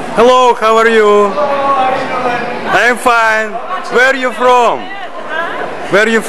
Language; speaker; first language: English; non-native, learner; Russian